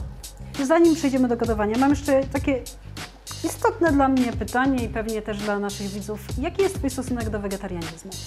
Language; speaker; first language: Polish; native; Polish